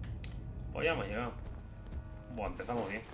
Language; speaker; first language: Spanish; native; Spanish